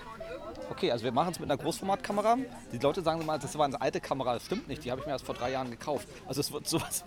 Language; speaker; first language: German; native; German